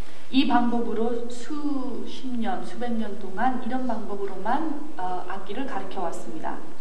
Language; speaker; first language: Korean; native; Korean